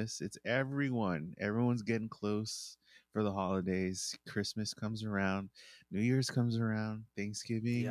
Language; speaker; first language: English; native; English